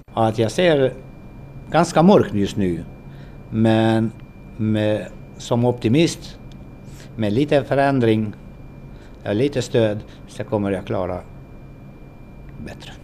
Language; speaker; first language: Swedish; non-native, fluent; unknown